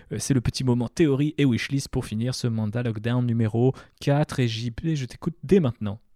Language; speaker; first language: French; native; French